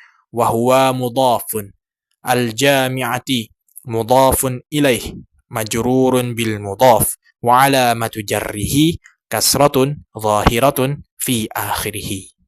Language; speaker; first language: Arabic; non-native, fluent; Indonesian